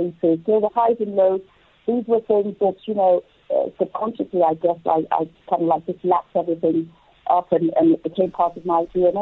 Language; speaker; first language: English; non-native, local second language; Krio